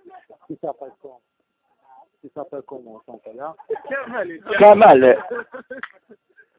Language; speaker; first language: French; non-native, learner; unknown